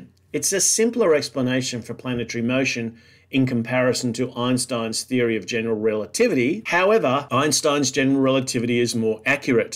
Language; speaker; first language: English; native; English